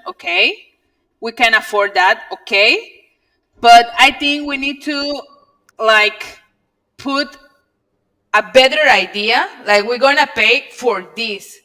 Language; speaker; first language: English; non-native, learner; Spanish